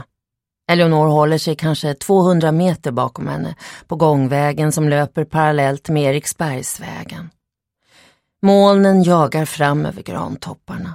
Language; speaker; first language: Swedish; native; Swedish